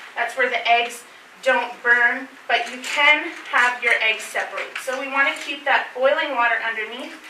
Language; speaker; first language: English; native; English